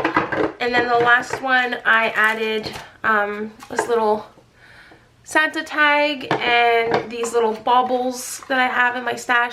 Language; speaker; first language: English; native; English